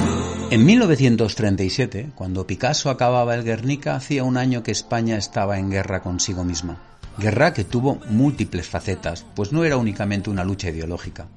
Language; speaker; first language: Spanish; native; Spanish